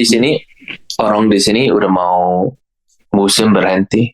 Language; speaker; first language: Indonesian; non-native, learner; English